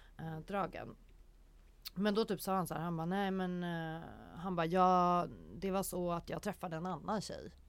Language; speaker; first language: Swedish; native; Swedish